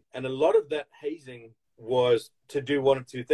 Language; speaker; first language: English; native; English